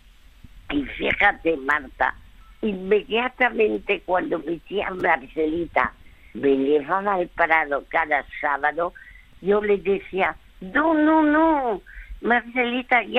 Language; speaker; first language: Spanish; early bilingual, other home language; French